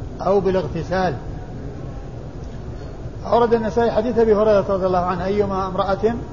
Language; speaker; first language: Arabic; native; Arabic